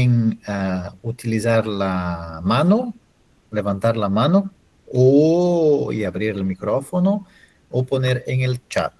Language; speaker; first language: Spanish; non-native, fluent; Portuguese